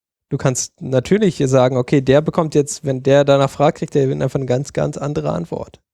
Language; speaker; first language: German; native; German